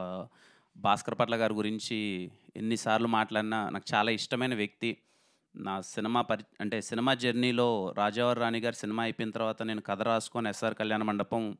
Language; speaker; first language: Telugu; native; Telugu